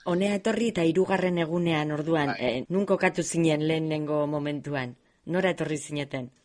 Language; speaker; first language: Basque; native; Basque